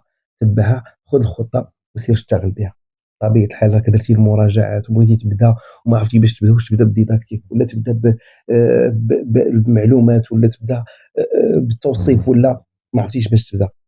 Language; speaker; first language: Arabic; native; Arabic